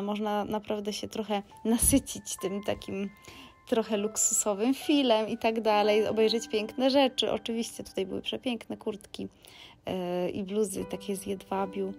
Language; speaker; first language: Polish; native; Polish